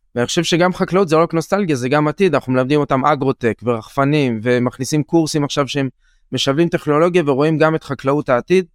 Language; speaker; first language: Hebrew; native; Hebrew